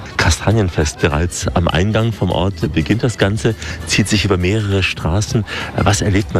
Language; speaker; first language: German; native; German